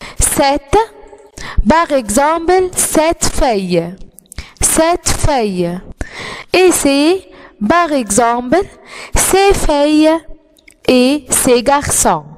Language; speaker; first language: French; non-native, fluent; Arabic